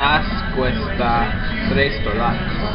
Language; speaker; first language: Spanish; non-native, learner; English